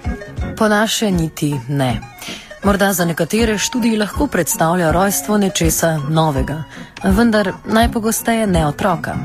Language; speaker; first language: Slovenian; native; Slovenian